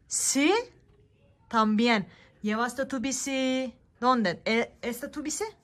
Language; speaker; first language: Spanish; non-native, learner; Turkish